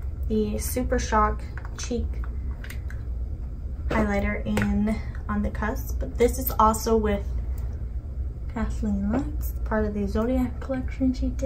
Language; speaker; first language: English; native; English